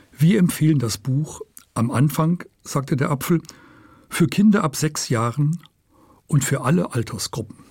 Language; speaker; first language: German; non-native, local second language; Luxembourgish